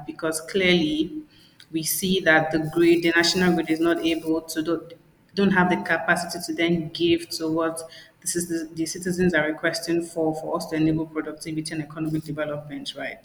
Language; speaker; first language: English; non-native, local second language; Igbo